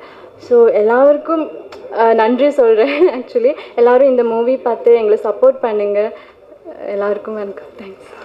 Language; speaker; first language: Tamil; non-native, learner; Malayalam